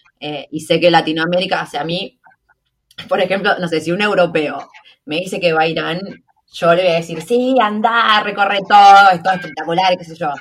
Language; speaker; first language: Spanish; native; Spanish